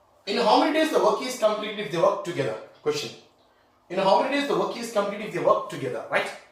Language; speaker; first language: English; non-native, local second language; Telugu